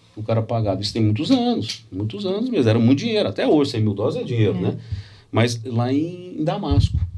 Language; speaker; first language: Portuguese; native; Portuguese